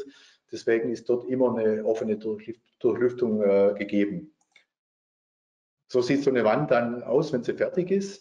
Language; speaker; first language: German; native; German